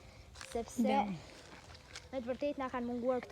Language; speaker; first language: Albanian; early bilingual, heritage; Albanian